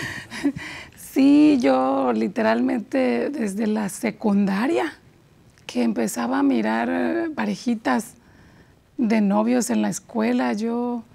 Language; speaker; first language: Spanish; native; Spanish